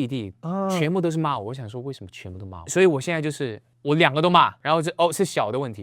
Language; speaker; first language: Chinese; native; Chinese